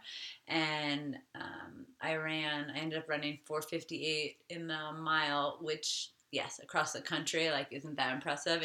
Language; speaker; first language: English; native; English